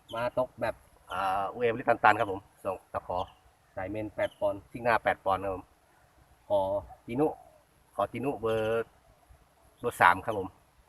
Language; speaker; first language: Thai; native; Thai